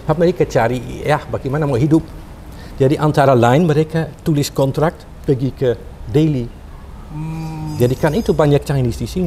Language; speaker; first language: Indonesian; non-native, fluent; Dutch